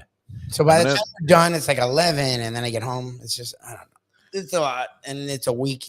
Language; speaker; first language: English; native; English